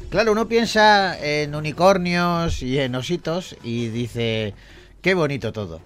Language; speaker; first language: Spanish; native; Spanish